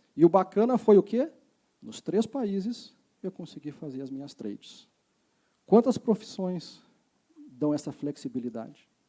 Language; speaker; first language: Portuguese; native; Portuguese